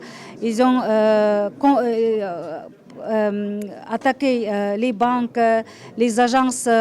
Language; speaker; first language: French; non-native, fluent; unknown